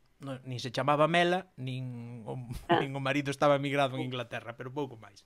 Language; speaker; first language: Galician; non-native, local second language; Spanish